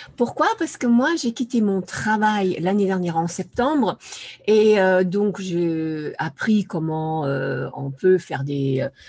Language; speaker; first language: French; non-native, fluent; German